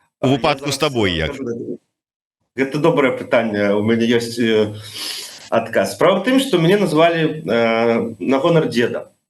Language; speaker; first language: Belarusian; non-native, local second language; Russian